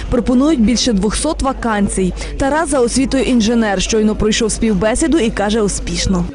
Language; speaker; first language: Ukrainian; native; Ukrainian